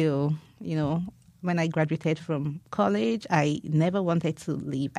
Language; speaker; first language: English; non-native, local second language; Igbo